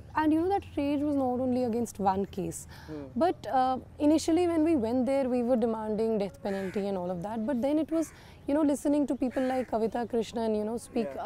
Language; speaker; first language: English; non-native, local second language; Kashmiri